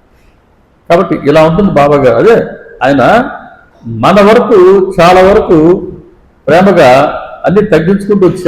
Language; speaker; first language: Telugu; native; Telugu